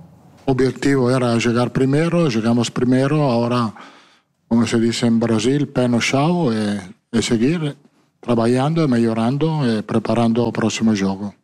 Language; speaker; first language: Portuguese; non-native, fluent; Italian